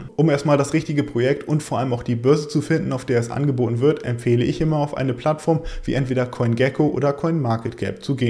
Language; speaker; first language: German; native; German